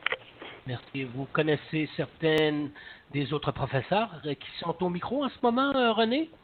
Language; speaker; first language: French; native; French